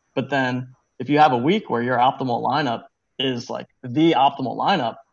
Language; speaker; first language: English; native; English